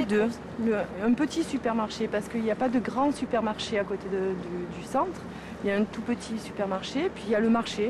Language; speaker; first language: French; native; French